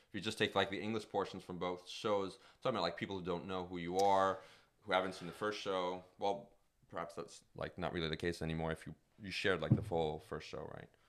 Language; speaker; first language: English; native; English